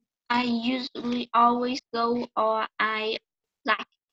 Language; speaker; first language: English; non-native, learner; Vietnamese